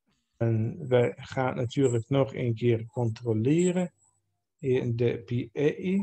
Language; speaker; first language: Dutch; non-native, fluent; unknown